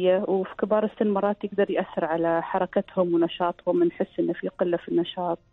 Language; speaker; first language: Arabic; native; Arabic